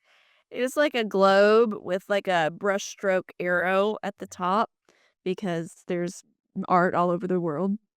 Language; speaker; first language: English; native; English